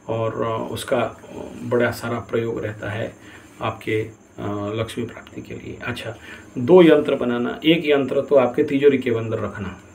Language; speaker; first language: Hindi; non-native, local second language; Odia